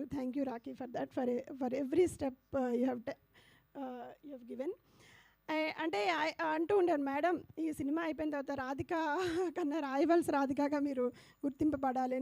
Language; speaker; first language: Telugu; native; Telugu